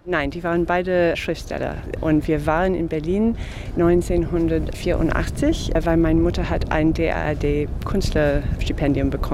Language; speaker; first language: German; non-native, fluent; English